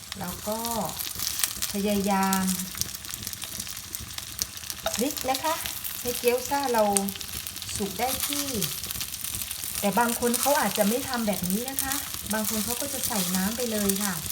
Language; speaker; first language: Thai; native; Thai